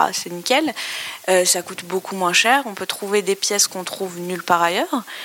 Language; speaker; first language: French; non-native, local second language; Arabic